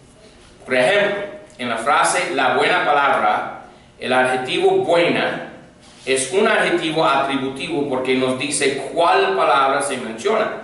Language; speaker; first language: Spanish; non-native, fluent; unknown